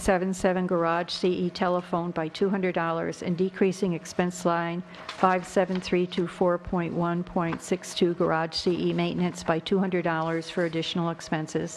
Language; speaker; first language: English; native; English